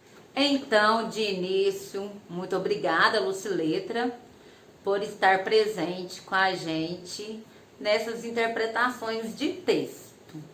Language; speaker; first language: Portuguese; native; Portuguese